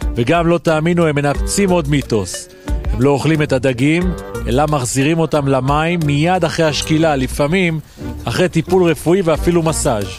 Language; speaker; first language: Hebrew; native; Hebrew